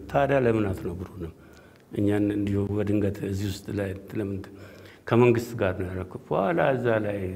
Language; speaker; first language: Amharic; non-native, local second language; Oromo